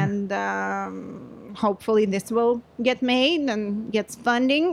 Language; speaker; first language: English; non-native, fluent; Russian